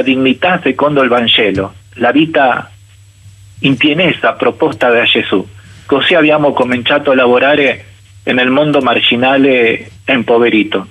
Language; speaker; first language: Italian; non-native, fluent; Spanish